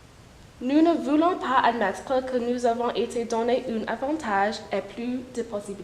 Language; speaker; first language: French; non-native, fluent; English